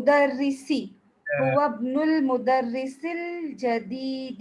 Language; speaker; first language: Arabic; non-native, learner; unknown